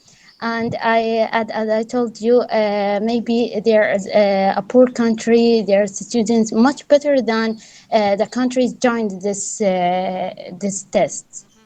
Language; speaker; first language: English; non-native, learner; Arabic